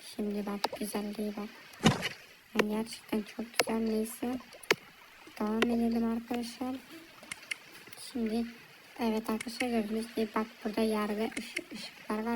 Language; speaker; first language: Turkish; early bilingual, heritage; Turkish